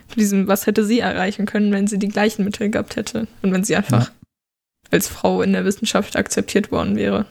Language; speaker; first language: German; native; German